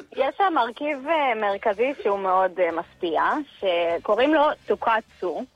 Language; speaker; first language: Hebrew; native; Hebrew